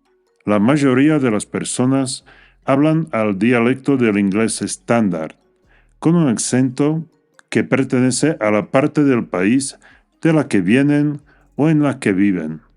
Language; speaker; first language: Spanish; non-native, fluent; English